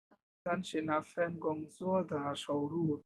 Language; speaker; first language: Chinese; non-native, learner; Bangla